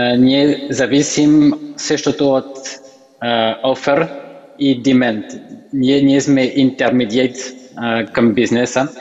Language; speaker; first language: Bulgarian; non-native, learner; French